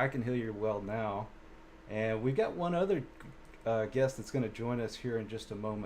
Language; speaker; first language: English; native; English